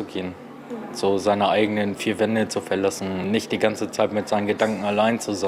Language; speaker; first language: German; native; German